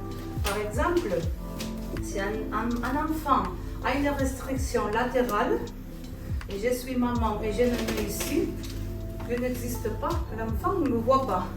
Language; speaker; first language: French; non-native, fluent; Spanish